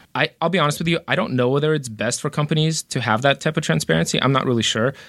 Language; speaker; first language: English; early bilingual, other home language; Russian